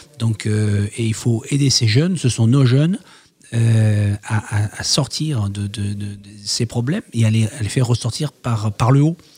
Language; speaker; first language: French; native; French